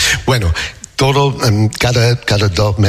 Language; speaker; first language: Spanish; non-native, learner; English